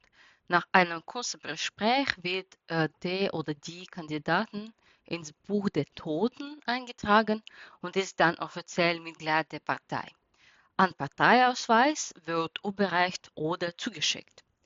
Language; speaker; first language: German; non-native, fluent; Russian